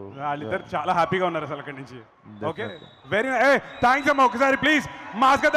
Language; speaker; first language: Telugu; native; Telugu